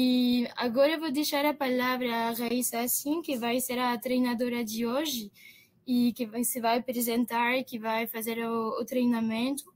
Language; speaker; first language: Portuguese; non-native, fluent; French